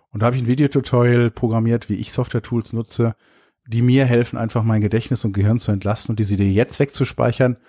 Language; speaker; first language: German; native; German